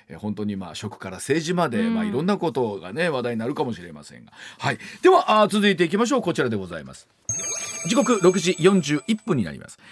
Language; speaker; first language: Japanese; native; Japanese